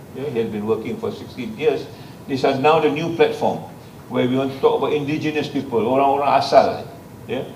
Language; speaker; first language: English; non-native, local second language; Malay